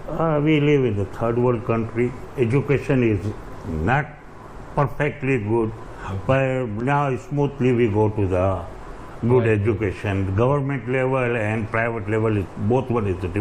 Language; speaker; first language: English; non-native, learner; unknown